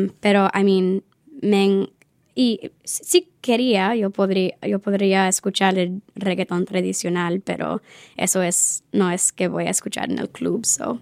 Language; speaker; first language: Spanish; early bilingual, heritage; Spanish